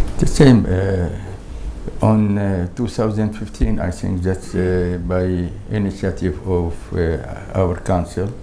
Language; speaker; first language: English; non-native, learner; Crimean Tatar